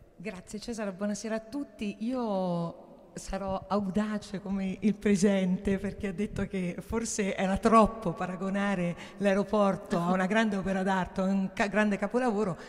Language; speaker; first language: Italian; native; Italian